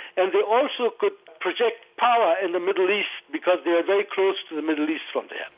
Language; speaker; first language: English; non-native, fluent; Persian